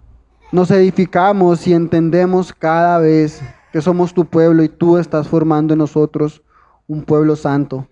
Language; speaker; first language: Spanish; native; Spanish